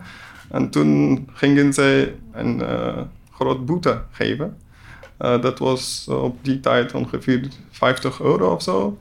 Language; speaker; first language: Dutch; non-native, learner; Persian